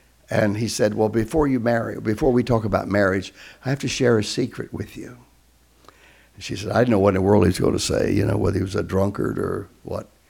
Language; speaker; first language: English; native; English